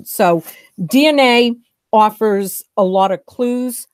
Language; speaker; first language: English; native; English